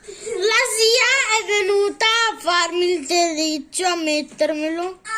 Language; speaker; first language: Italian; early bilingual, other home language; Urdu